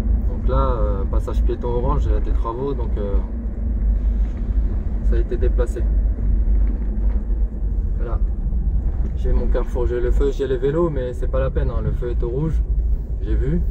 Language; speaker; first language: French; native; French